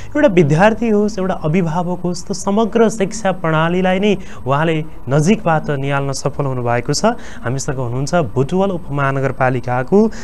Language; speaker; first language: Nepali; native; Nepali